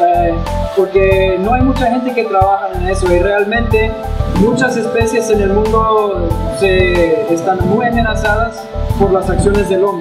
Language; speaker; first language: Spanish; non-native, fluent; English